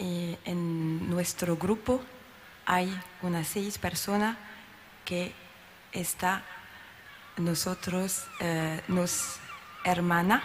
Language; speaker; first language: Spanish; non-native, learner; French